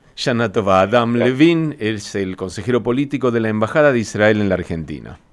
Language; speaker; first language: Spanish; native; Spanish